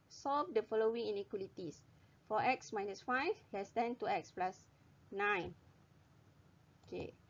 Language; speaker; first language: English; non-native, local second language; Malay